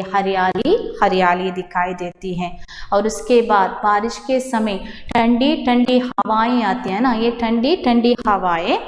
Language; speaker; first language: Hindi; non-native, local second language; Malayalam